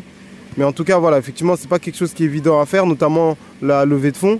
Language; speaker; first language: French; native; French